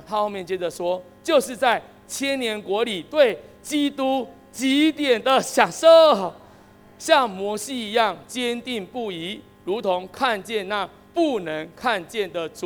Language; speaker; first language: Chinese; native; Chinese